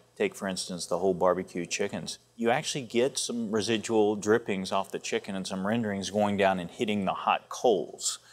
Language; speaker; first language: English; native; English